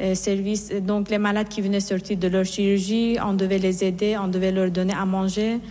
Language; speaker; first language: French; non-native, fluent; Persian